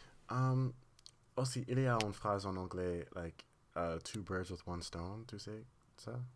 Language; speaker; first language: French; non-native, learner; English